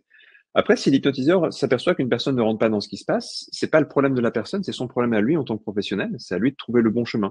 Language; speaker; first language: French; native; French